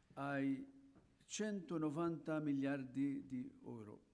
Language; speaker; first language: Italian; non-native, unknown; Arabic